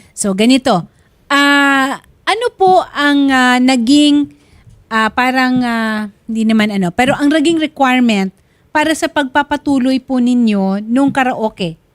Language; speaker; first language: Filipino; native; Filipino